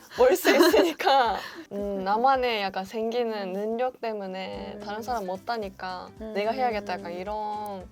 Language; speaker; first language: Korean; non-native, fluent; Japanese